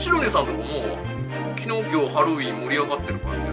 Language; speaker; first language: Japanese; native; Japanese